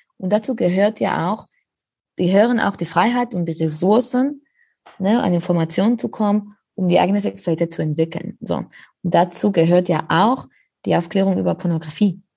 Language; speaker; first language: German; non-native, fluent; Spanish